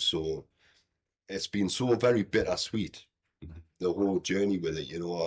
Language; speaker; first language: English; native; English